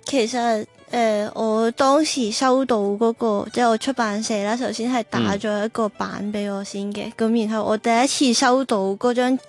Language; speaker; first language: Cantonese; native; Cantonese